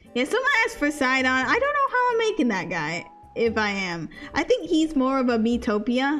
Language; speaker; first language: English; native; English